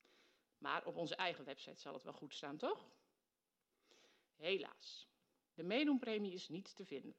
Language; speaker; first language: Dutch; native; Dutch